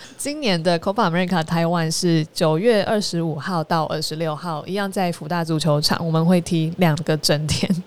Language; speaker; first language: Chinese; native; Chinese